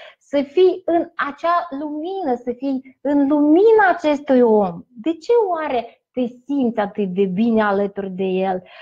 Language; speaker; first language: Romanian; non-native, fluent; Russian